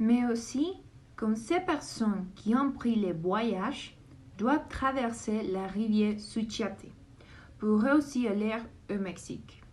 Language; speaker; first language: French; non-native, learner; Spanish